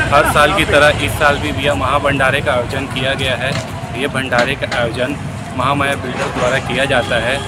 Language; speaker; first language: Hindi; native; Hindi